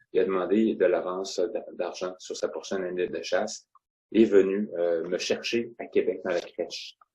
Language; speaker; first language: French; non-native, local second language; Innu-aimun